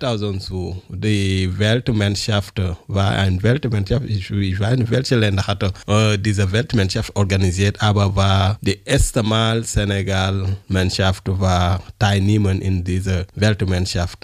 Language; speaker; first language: German; non-native, learner; French